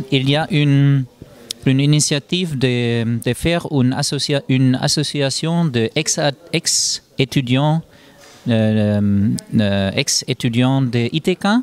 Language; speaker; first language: French; non-native, learner; German